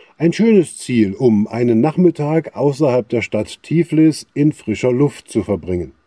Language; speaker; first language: German; native; German